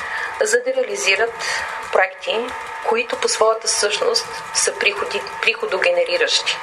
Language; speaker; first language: Bulgarian; native; Bulgarian